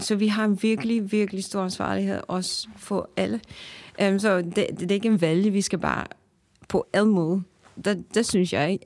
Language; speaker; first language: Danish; non-native, fluent; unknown